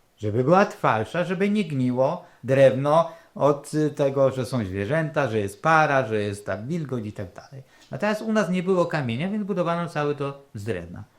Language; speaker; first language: Polish; non-native, local second language; Rusyn